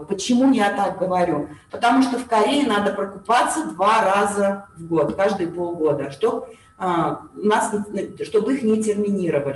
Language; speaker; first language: Russian; native; Russian